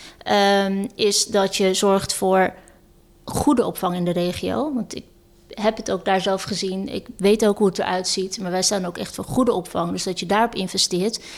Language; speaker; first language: Dutch; early bilingual, other home language; Turkish